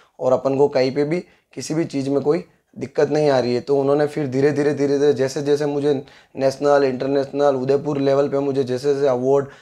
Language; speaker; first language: Hindi; native; Hindi